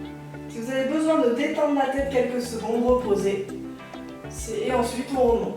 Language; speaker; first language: French; native; French